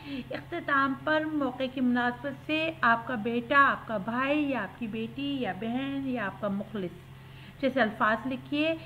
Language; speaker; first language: Urdu; native; Urdu